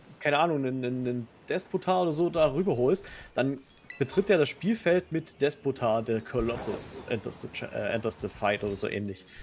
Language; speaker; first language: German; native; German